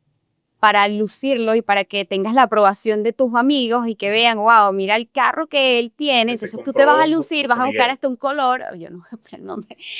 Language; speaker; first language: Spanish; native; Spanish